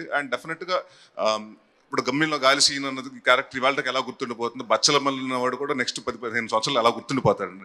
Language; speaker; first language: Telugu; native; Telugu